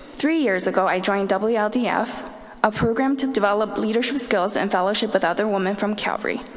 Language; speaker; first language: English; early bilingual, other home language; Chinese